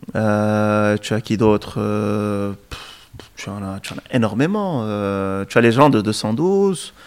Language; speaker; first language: French; non-native, local second language; Arabic